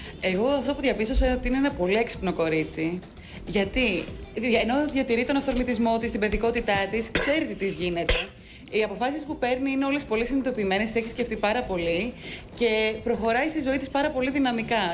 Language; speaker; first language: Greek; native; Greek